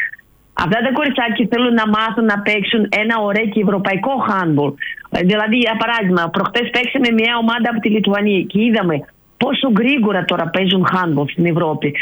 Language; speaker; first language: Greek; non-native, learner; Russian